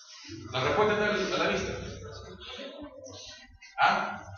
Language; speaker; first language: Spanish; native; Spanish